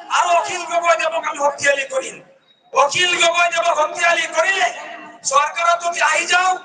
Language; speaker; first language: Assamese; non-native, local second language; Bangla